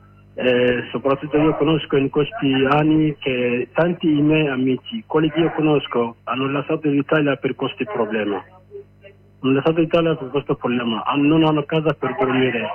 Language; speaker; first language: Italian; non-native, learner; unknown